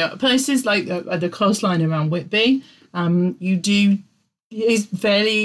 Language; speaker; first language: English; native; English